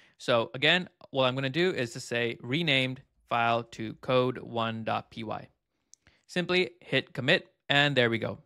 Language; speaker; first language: English; native; English